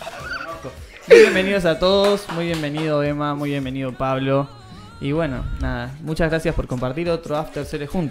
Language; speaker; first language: Spanish; native; Spanish